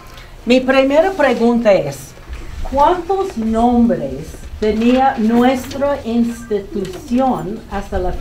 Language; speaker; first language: Spanish; non-native, fluent; English